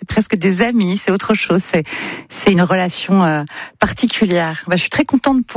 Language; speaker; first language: French; native; French